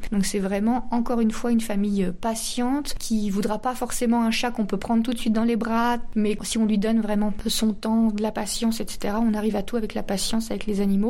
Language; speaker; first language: French; native; French